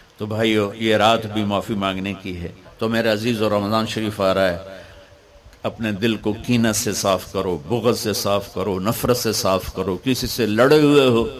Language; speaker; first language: Urdu; non-native, local second language; Punjabi